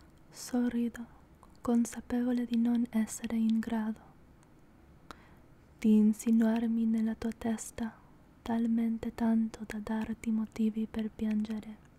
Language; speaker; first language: Italian; non-native, learner; English